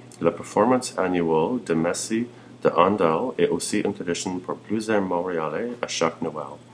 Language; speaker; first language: French; non-native, learner; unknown